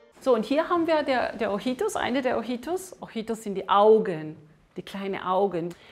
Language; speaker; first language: German; non-native, fluent; Spanish